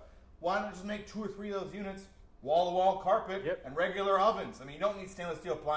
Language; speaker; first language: English; native; English